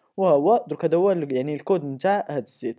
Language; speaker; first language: Arabic; native; Arabic